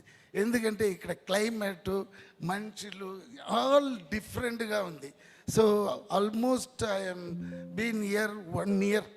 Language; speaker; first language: Telugu; non-native, learner; Tamil